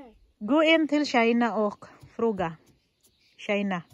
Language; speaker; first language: Swedish; non-native, learner; Filipino